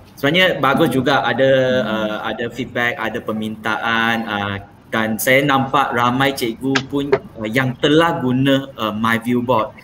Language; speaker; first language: Malay; non-native, local second language; Chinese